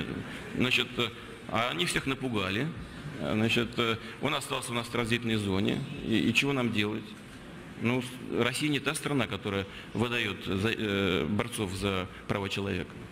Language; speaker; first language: Russian; native; Russian